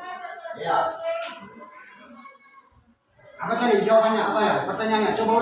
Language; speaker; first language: Indonesian; native; Indonesian